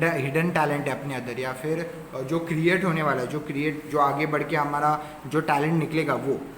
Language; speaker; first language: Hindi; non-native, local second language; Marathi